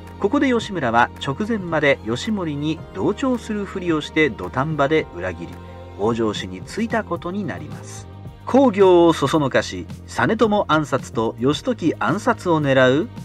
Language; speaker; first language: Japanese; native; Japanese